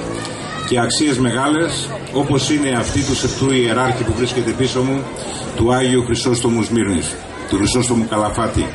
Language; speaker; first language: Greek; native; Greek